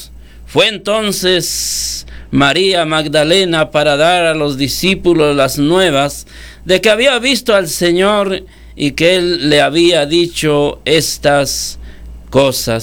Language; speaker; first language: Spanish; native; Spanish